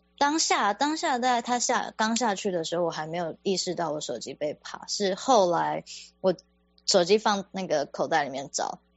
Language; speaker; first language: Chinese; native; Chinese